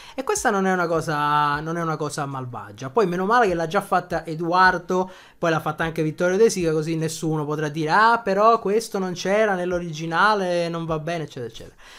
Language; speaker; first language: Italian; native; Italian